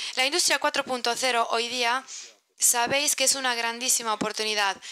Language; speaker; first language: Spanish; non-native, fluent; Persian